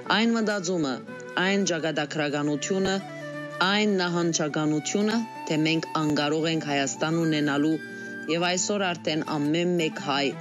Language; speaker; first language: Armenian; early bilingual, heritage; Armenian